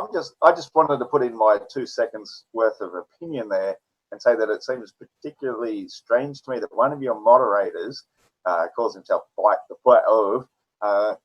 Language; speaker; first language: English; native; English